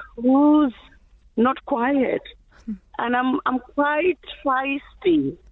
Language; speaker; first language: English; non-native, local second language; Shona